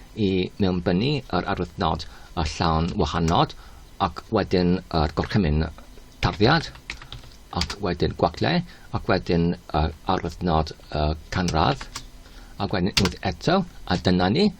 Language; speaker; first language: Welsh; non-native, learner; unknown